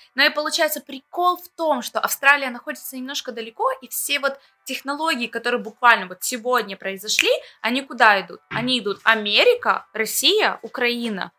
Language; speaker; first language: Russian; native; Russian